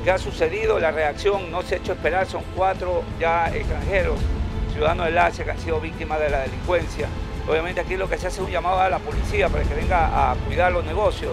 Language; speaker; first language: Spanish; native; Spanish